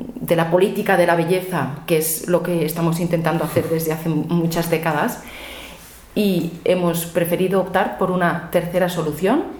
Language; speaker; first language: Spanish; non-native, local second language; Catalan